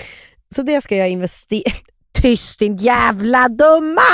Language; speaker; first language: Swedish; native; Swedish